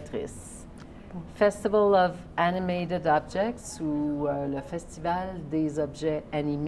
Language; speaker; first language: French; native; French